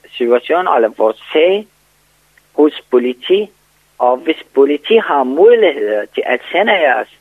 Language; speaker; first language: Danish; non-native, learner; Arabic